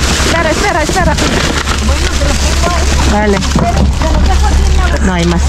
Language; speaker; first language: Spanish; non-native, fluent; Filipino